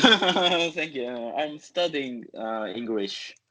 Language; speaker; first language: English; non-native, learner; Japanese